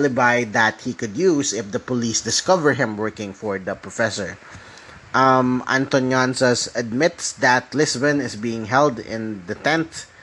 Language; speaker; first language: English; non-native, local second language; Filipino